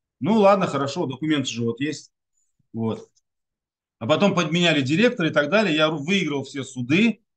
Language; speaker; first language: Russian; non-native, local second language; Tatar